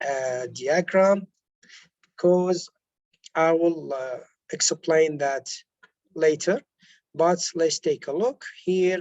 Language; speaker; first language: English; non-native, local second language; Arabic